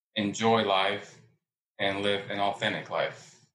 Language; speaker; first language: English; early bilingual, other home language; Spanish